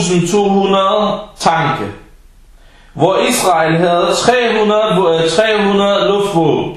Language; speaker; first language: Danish; early bilingual, other home language; Arabic